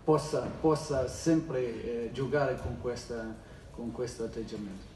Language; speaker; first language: Italian; non-native, learner; Portuguese